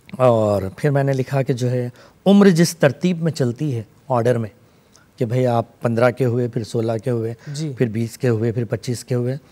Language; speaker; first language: Hindi; non-native, local second language; Urdu